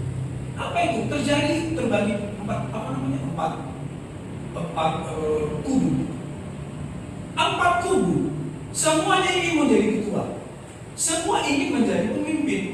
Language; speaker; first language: Indonesian; native; Indonesian